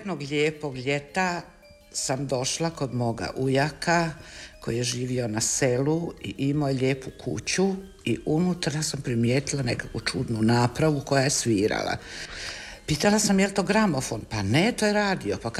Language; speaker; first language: Croatian; native; Croatian